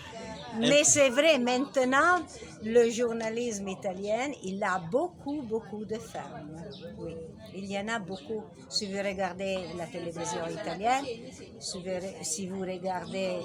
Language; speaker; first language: French; non-native, learner; Italian